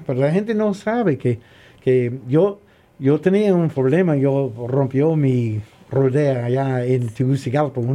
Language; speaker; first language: Spanish; non-native, learner; English